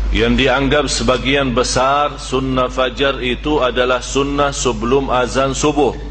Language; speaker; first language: Malay; non-native, fluent; Arabic